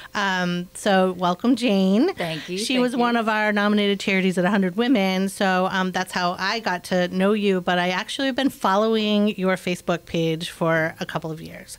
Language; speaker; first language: English; native; English